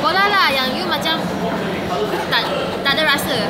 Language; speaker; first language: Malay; non-native, local second language; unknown